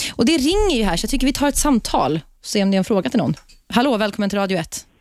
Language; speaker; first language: Swedish; native; Swedish